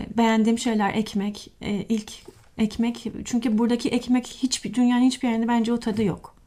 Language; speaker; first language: Turkish; non-native, fluent; Persian